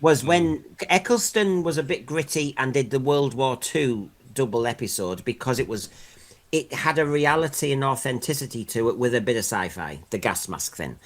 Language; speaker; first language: English; native; English